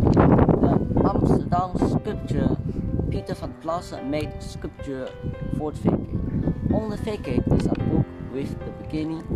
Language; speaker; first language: English; non-native, fluent; Chinese